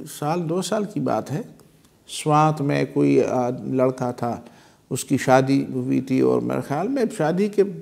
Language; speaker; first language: Urdu; non-native, local second language; Pashto